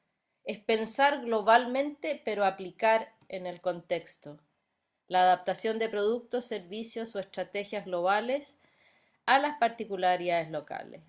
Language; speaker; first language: Spanish; native; Spanish